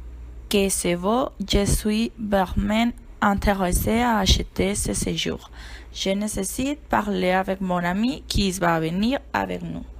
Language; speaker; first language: French; non-native, learner; Spanish